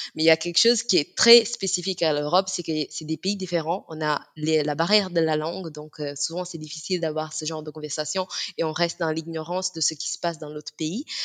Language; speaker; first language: French; non-native, fluent; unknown